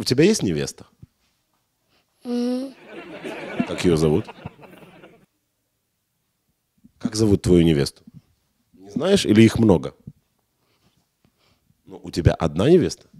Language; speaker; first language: Russian; native; Russian